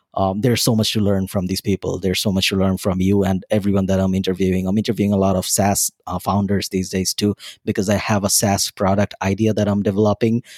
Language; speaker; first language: English; non-native, local second language; Bangla